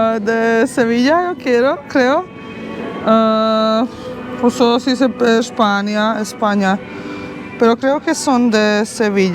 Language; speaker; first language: Spanish; non-native, learner; Bosnian